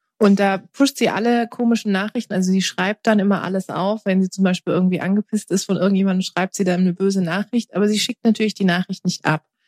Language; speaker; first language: German; early bilingual, other home language; Turkish